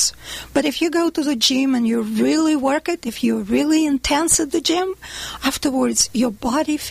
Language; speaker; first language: English; non-native, fluent; Russian